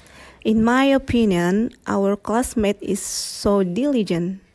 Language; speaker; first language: English; non-native, fluent; Indonesian